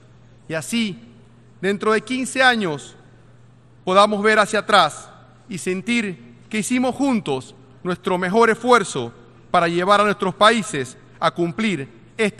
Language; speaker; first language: Spanish; native; Spanish